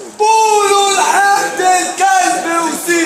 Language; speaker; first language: Arabic; native; Arabic